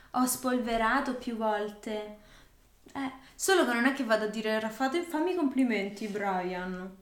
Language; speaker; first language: Italian; native; Italian